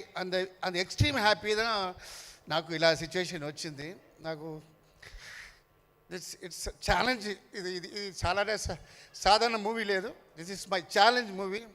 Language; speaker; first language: Telugu; non-native, learner; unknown